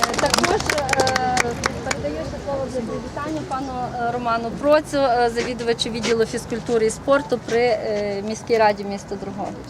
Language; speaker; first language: Ukrainian; native; Ukrainian